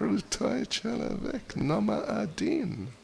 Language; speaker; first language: Russian; non-native, fluent; English